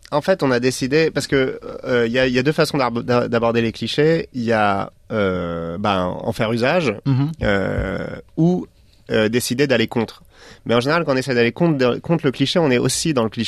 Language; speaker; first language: French; native; French